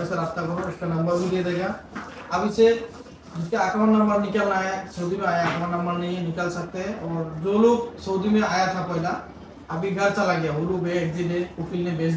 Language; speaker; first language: Hindi; non-native, fluent; Bangla